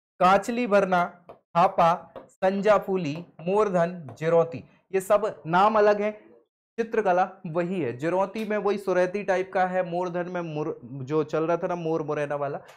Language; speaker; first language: Hindi; native; Hindi